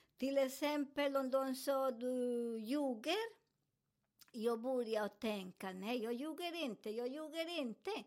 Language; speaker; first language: Swedish; non-native, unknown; Spanish